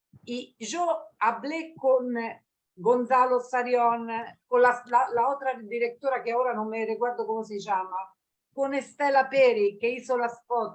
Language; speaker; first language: Spanish; non-native, learner; Italian